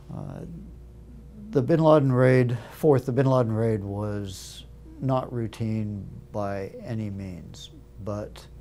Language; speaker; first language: English; native; English